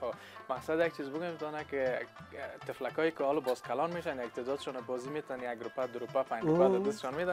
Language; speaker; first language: Persian; native; Persian